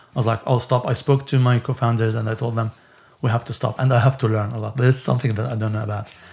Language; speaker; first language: English; non-native, fluent; Arabic